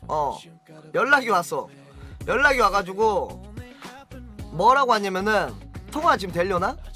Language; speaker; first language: Korean; native; Korean